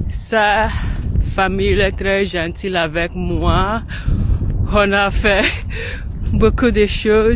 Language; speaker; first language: French; non-native, learner; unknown